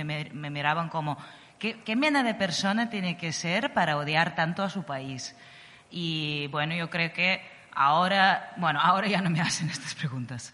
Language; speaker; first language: Spanish; non-native, fluent; Russian